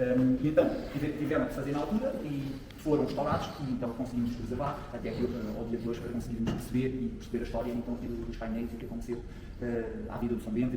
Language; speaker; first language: Portuguese; native; Portuguese